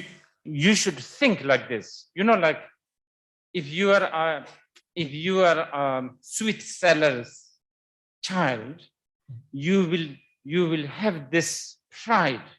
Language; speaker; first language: English; non-native, fluent; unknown